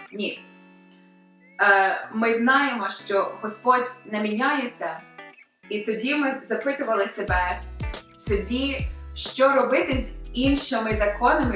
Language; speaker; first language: Ukrainian; early bilingual, other home language; English